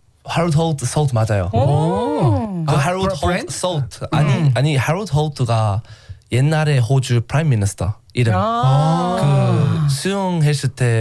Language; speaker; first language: Korean; non-native, learner; English